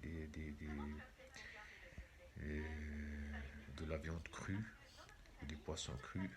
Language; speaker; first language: French; non-native, local second language; Arabic